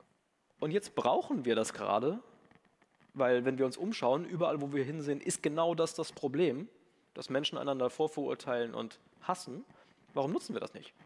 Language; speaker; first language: German; native; German